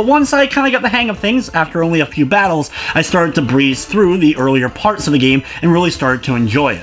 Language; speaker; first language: English; native; English